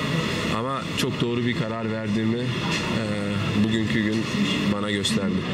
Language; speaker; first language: Turkish; early bilingual, heritage; Turkish